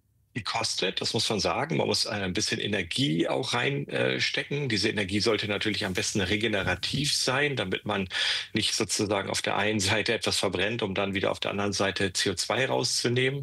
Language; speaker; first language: German; native; German